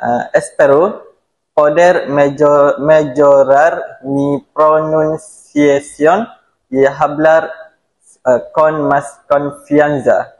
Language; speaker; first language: Spanish; non-native, learner; Malay